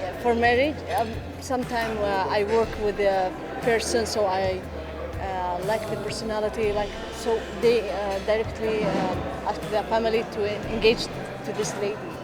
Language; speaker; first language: English; non-native, learner; Arabic